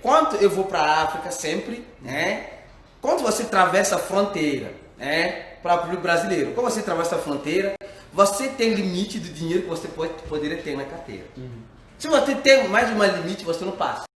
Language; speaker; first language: Portuguese; non-native, fluent; French